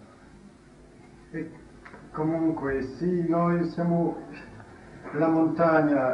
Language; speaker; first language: Italian; non-native, fluent; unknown